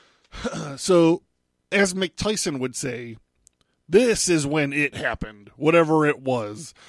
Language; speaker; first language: English; native; English